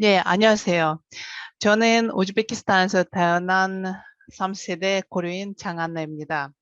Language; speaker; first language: Korean; non-native, fluent; Russian